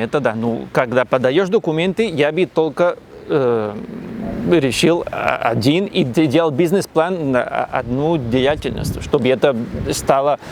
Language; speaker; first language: Russian; non-native, learner; Spanish